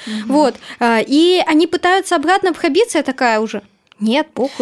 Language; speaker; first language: Russian; native; Russian